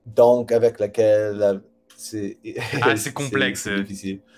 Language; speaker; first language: French; non-native, learner; English